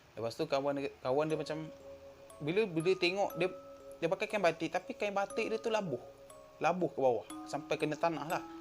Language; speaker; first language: Malay; native; Malay